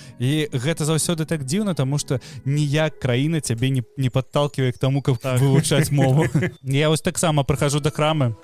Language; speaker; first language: Belarusian; non-native, local second language; Russian